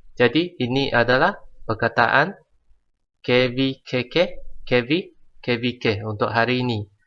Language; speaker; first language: Malay; non-native, local second language; Chinese